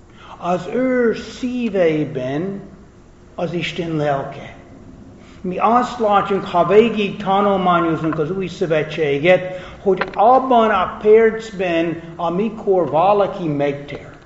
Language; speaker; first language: Hungarian; non-native, fluent; English